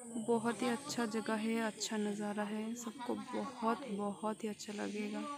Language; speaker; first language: Hindi; non-native, local second language; Bangla